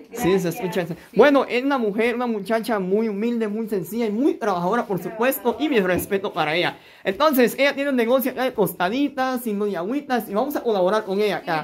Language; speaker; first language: Spanish; native; Spanish